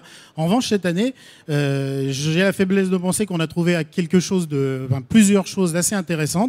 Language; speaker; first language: French; native; French